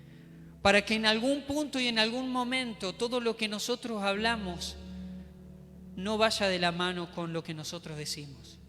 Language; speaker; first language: Spanish; native; Spanish